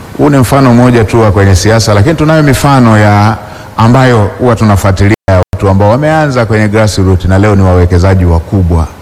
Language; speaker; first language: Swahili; non-native, local second language; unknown